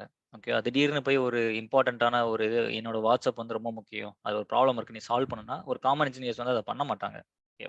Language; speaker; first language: Tamil; native; Tamil